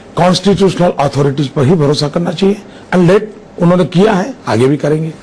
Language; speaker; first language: Hindi; non-native, local second language; Gujarati